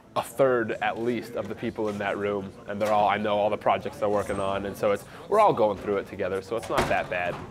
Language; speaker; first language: English; native; English